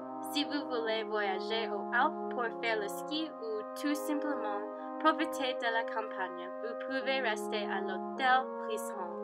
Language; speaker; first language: French; non-native, learner; English